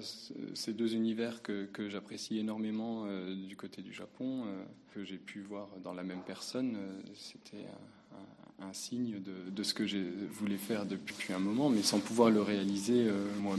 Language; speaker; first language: French; native; French